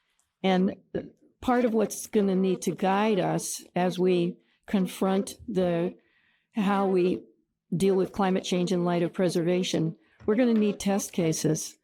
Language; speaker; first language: English; native; English